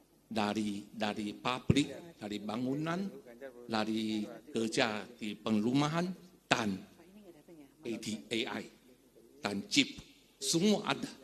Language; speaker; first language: Indonesian; non-native, fluent; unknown